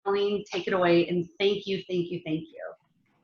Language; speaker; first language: English; native; English